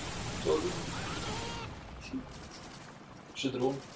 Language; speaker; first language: German; native; German